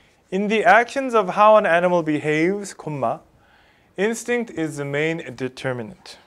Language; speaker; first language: English; non-native, fluent; Korean